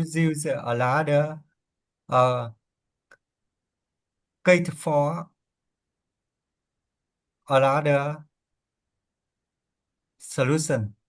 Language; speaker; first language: English; non-native, learner; Vietnamese